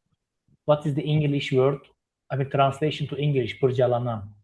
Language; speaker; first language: English; non-native, learner; Turkish